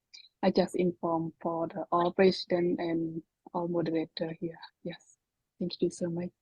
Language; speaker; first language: English; non-native, learner; Khmer